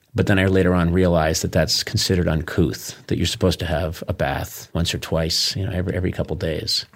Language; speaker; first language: English; native; English